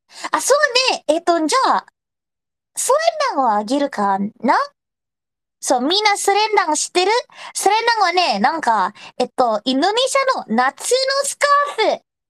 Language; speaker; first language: Japanese; non-native, learner; Indonesian